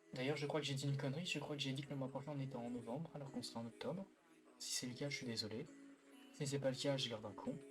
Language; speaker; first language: French; native; French